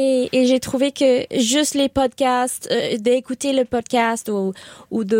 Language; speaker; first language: French; non-native, learner; English